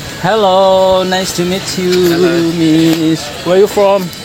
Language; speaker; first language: English; non-native, learner; Indonesian